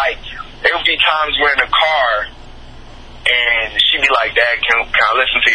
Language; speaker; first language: English; native; English